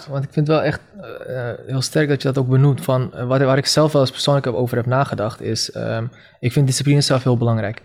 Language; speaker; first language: Dutch; early bilingual, other home language; Turkish